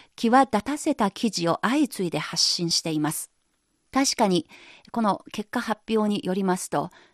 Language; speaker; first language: Japanese; non-native, fluent; Chinese